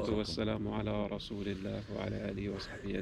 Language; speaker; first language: Indonesian; non-native, learner; Arabic